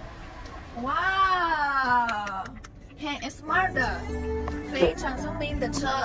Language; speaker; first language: Chinese; non-native, learner; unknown